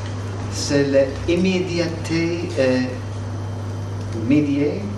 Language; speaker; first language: French; non-native, fluent; English